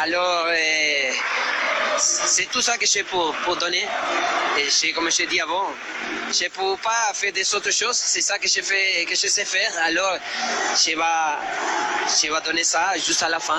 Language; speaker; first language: French; non-native, fluent; Spanish